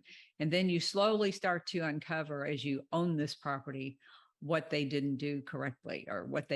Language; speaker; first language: English; native; English